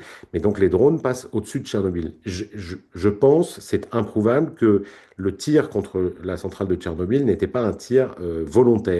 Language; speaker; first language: French; native; French